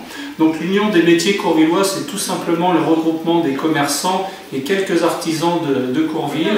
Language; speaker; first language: French; native; French